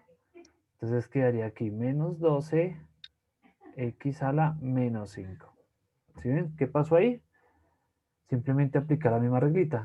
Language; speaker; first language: Spanish; native; Spanish